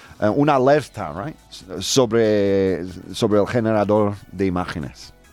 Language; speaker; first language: Spanish; non-native, fluent; English